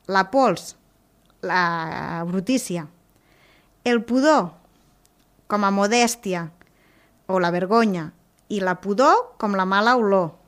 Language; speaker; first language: Catalan; native; Catalan